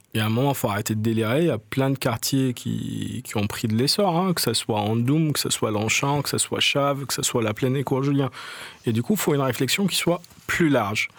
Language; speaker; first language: French; native; French